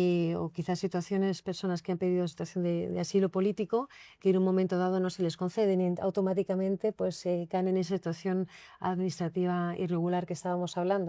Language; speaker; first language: Spanish; native; Spanish